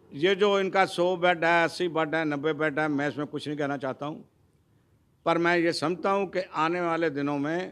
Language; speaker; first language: Hindi; non-native, local second language; Punjabi